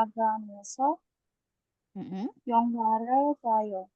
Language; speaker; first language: Korean; non-native, learner; Indonesian